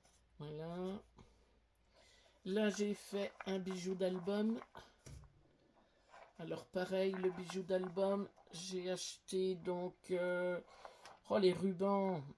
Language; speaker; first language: French; native; French